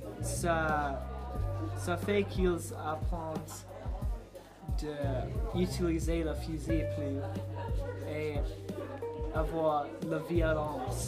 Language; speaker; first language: French; non-native, learner; English